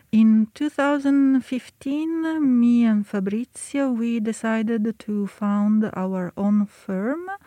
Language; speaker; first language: English; non-native, fluent; Italian